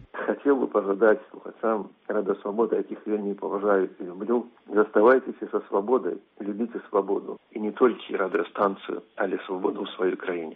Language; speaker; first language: Russian; non-native, local second language; Belarusian